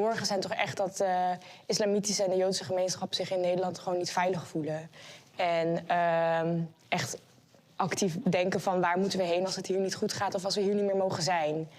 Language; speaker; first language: Dutch; native; Dutch